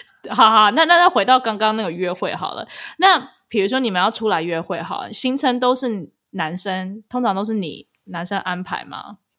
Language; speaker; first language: Chinese; early bilingual, other home language; English